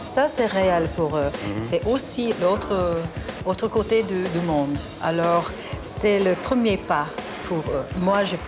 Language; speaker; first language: French; non-native, learner; English